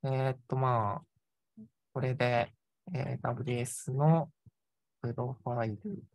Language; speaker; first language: Japanese; native; Japanese